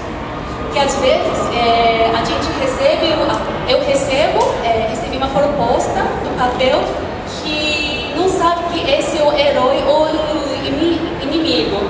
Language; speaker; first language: Portuguese; non-native, fluent; Japanese